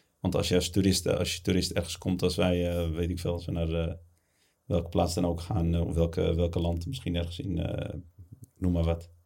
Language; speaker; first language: Dutch; early bilingual, other home language; Arabic